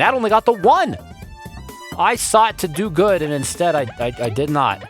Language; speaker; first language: English; native; English